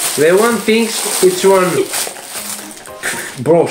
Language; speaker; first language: English; non-native, learner; Greek